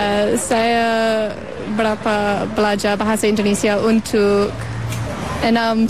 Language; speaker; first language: Indonesian; non-native, learner; English